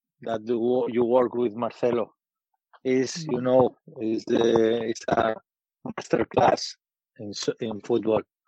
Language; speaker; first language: English; non-native, learner; Spanish